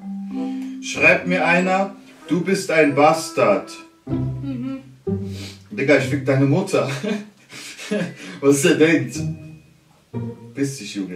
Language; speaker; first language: German; native; German